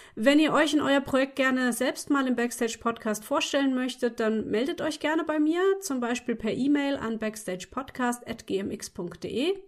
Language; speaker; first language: German; native; German